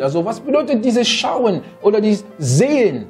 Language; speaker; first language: German; non-native, fluent; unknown